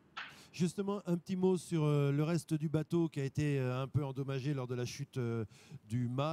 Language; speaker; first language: French; native; French